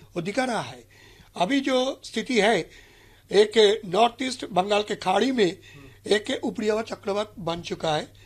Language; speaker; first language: Hindi; non-native, local second language; Marathi